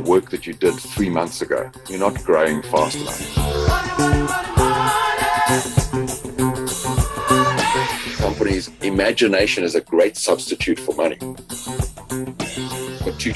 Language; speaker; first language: English; native; English